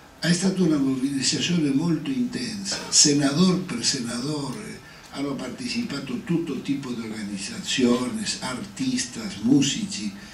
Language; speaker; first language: Italian; non-native, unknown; Spanish